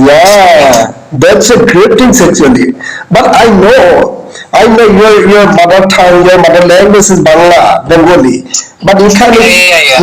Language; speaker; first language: English; non-native, learner; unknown